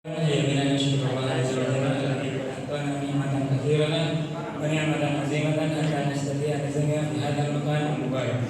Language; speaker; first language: Arabic; non-native, learner; Indonesian